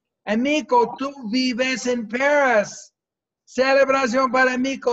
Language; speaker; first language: Spanish; non-native, fluent; English